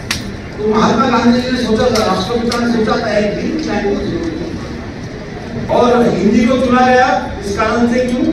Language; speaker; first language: Hindi; non-native, local second language; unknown